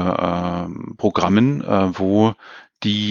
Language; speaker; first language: German; native; German